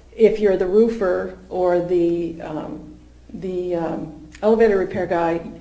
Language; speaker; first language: English; native; English